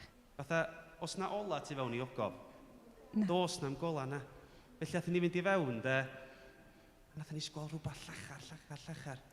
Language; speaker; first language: Welsh; native; Welsh